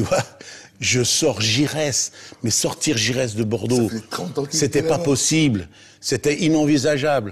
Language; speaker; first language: French; native; French